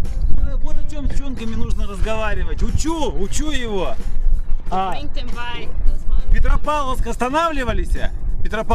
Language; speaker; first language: Russian; native; Russian